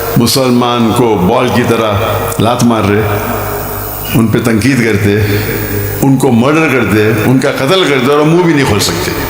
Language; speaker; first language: Urdu; non-native, local second language; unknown